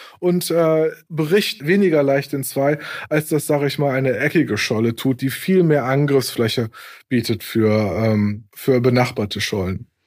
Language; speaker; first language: German; native; German